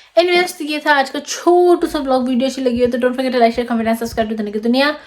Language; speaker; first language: Urdu; native; Urdu